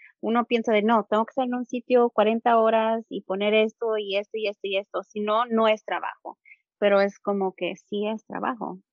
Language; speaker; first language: Spanish; early bilingual, heritage; Spanish